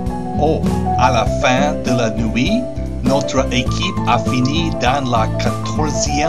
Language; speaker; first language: French; non-native, learner; English